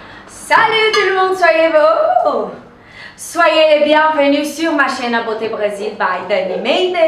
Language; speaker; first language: French; non-native, fluent; Portuguese